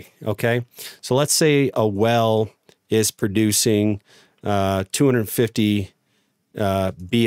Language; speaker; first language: English; native; English